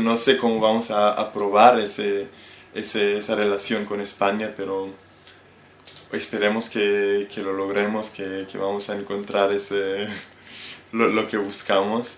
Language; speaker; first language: Spanish; non-native, fluent; Hebrew